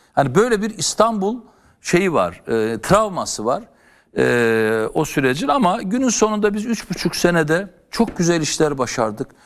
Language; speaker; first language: Turkish; native; Turkish